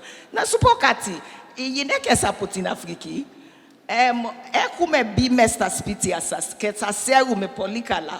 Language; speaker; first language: Greek; non-native, learner; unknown